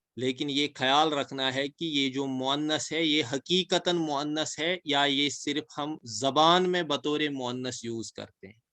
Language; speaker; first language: Urdu; non-native, local second language; Kashmiri